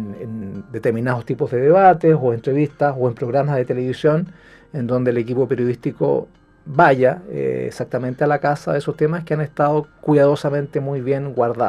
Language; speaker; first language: Spanish; native; Spanish